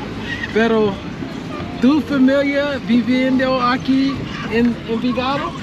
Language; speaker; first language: Spanish; non-native, learner; English